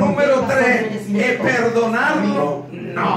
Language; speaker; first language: Italian; non-native, learner; Spanish